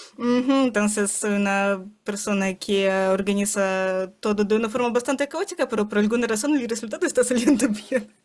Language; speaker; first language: Spanish; non-native, fluent; Ukrainian